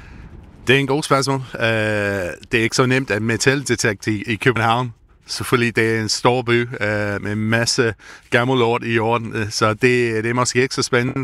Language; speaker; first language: Danish; non-native, fluent; English